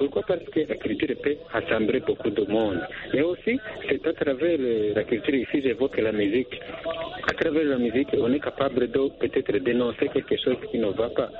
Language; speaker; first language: French; non-native, local second language; Rundi